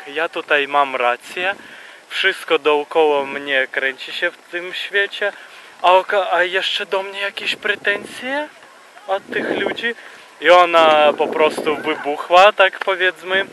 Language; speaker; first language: Polish; non-native, fluent; Russian